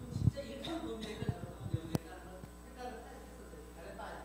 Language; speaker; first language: Korean; native; Korean